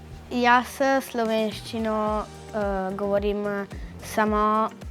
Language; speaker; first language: Slovenian; non-native, local second language; Italian